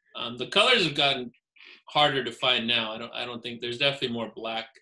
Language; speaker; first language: English; native; English